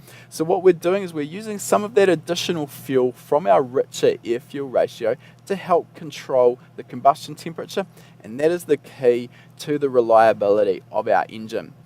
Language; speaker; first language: English; native; English